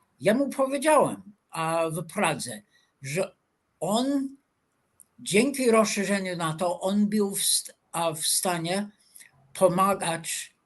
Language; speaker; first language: Polish; non-native, fluent; English